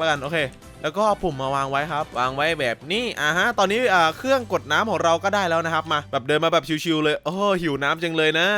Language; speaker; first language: Thai; native; Thai